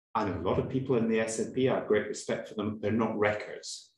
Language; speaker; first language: English; native; English